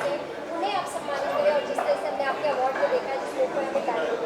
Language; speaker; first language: Hindi; native; Hindi